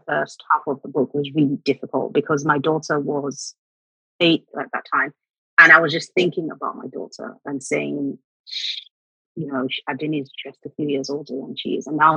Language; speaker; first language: English; non-native, local second language; Yoruba